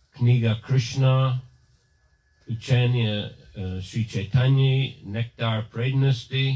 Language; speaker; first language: Russian; non-native, fluent; English